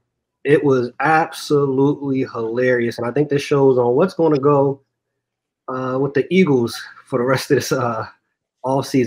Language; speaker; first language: English; native; English